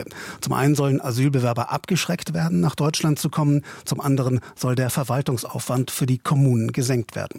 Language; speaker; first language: German; native; German